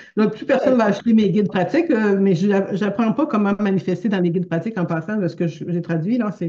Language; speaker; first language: French; native; French